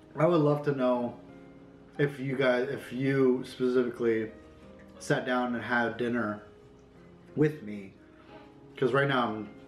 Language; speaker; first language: English; native; English